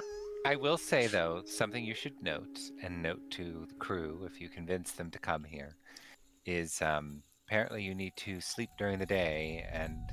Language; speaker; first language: English; native; English